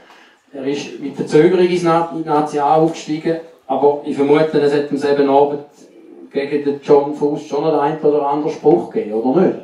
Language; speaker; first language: German; native; German